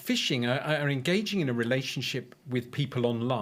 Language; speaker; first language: English; native; English